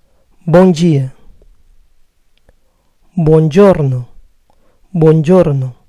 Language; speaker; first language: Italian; non-native, learner; Spanish